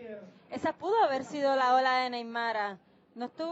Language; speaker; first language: Spanish; native; Spanish